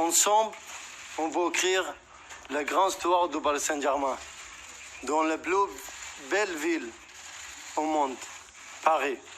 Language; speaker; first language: French; non-native, learner; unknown